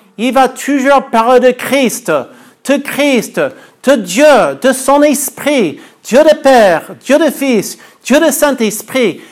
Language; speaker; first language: French; non-native, fluent; English